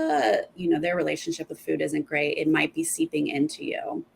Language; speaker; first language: English; native; English